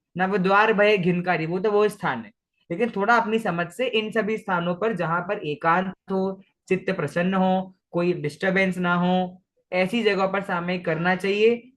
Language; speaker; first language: Hindi; non-native, local second language; Marathi